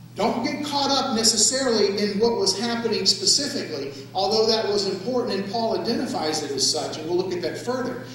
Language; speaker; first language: English; native; English